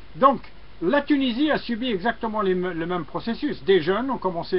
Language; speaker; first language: French; non-native, local second language; Arabic